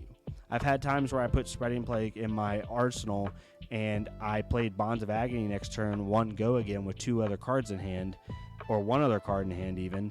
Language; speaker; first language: English; native; English